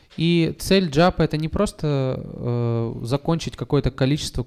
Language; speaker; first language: Russian; native; Russian